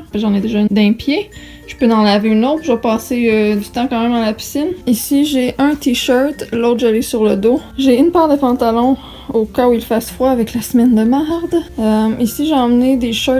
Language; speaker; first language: French; native; French